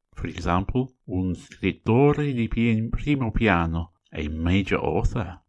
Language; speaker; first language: Italian; non-native, learner; English